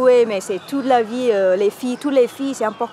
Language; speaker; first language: French; non-native, learner; Thai